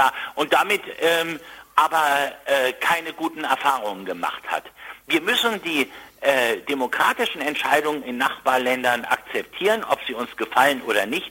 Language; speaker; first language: German; native; German